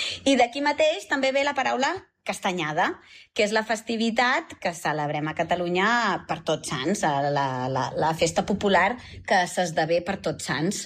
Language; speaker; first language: Catalan; native; Catalan